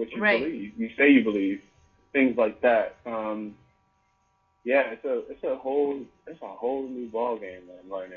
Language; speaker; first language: English; native; English